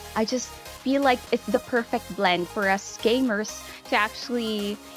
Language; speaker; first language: English; non-native, local second language; Filipino